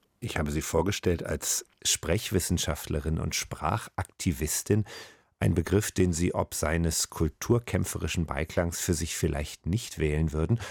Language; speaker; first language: German; native; German